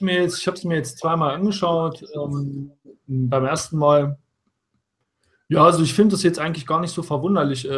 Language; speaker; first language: German; native; German